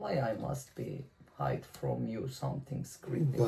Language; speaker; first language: English; non-native, learner; Turkish